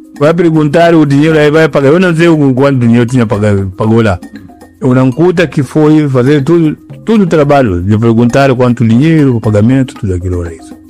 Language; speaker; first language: Portuguese; non-native, local second language; Yao